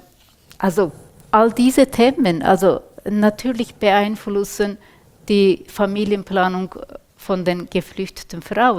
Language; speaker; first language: German; non-native, fluent; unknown